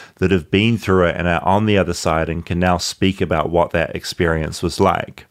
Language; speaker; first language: English; native; English